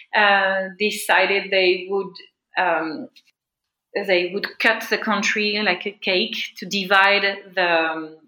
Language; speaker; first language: English; non-native, fluent; French